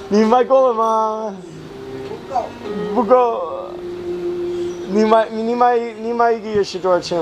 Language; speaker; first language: Chinese; non-native, learner; English